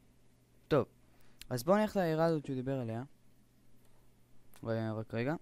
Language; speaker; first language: Hebrew; native; Hebrew